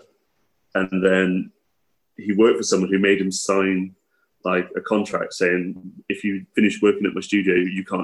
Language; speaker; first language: English; native; English